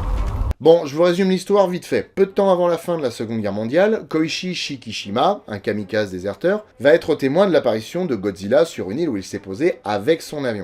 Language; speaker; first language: French; native; French